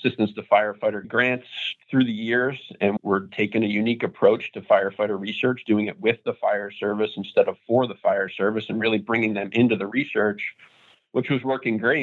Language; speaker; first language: English; native; English